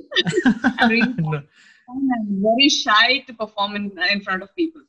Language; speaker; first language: English; non-native, local second language; Telugu